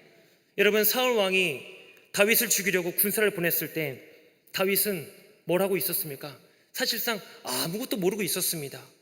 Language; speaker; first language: Korean; native; Korean